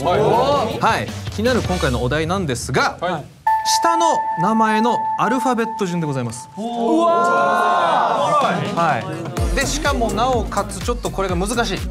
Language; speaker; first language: Japanese; native; Japanese